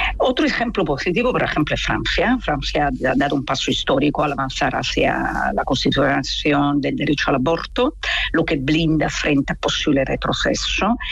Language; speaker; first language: Spanish; non-native, fluent; Italian